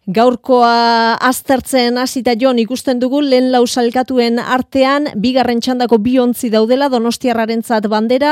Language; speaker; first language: Basque; native; Basque